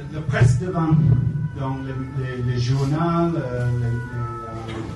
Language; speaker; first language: French; non-native, fluent; English